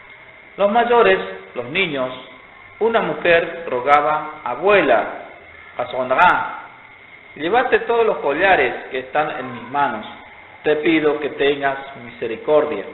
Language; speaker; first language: Spanish; non-native, local second language; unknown